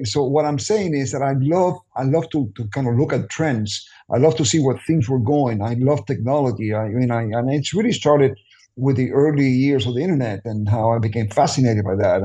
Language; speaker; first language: English; non-native, fluent; Spanish